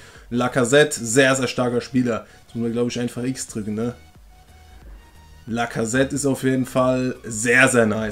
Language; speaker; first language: German; native; German